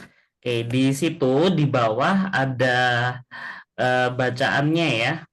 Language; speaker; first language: Indonesian; native; Indonesian